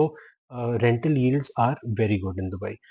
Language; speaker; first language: English; non-native, local second language; Urdu